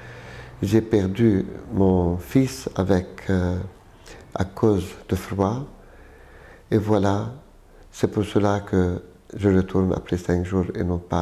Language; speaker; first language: French; non-native, local second language; Arabic